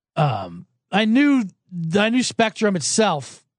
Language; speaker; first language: English; native; English